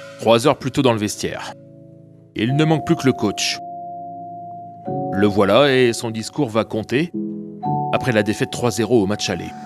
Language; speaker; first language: French; native; French